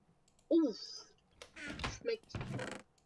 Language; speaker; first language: German; native; German